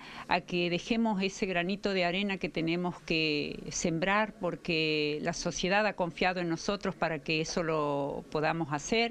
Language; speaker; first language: Spanish; native; Spanish